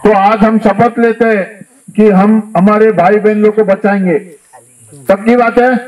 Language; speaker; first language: Hindi; non-native, local second language; Marathi